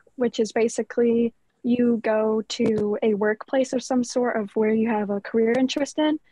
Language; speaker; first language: English; native; English